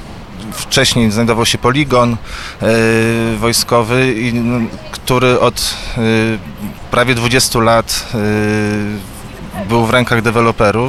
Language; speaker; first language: Polish; native; Polish